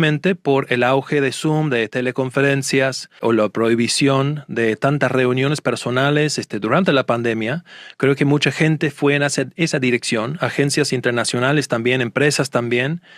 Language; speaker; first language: Spanish; non-native, fluent; English